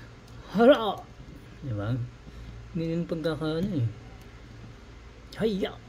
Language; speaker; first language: Filipino; native; Filipino